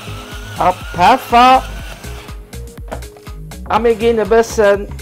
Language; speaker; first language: German; non-native, learner; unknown